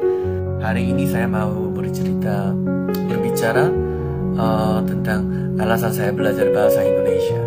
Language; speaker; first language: Indonesian; non-native, learner; Korean